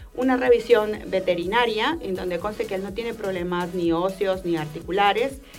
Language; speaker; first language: Spanish; native; Spanish